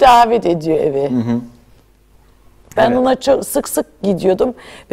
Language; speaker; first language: Turkish; early bilingual, other home language; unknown